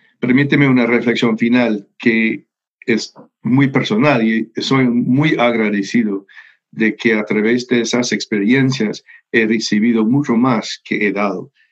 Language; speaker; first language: Spanish; non-native, fluent; English